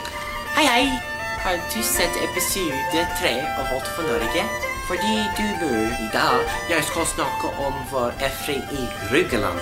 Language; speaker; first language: Norwegian; non-native, learner; English